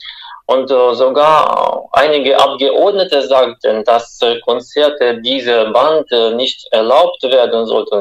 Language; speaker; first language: German; non-native, fluent; Russian